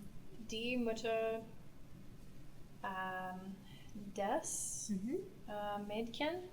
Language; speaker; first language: German; non-native, learner; English